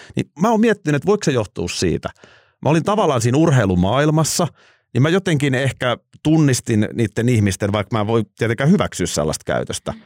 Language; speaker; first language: Finnish; native; Finnish